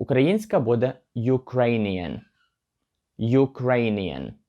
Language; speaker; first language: English; non-native, learner; Ukrainian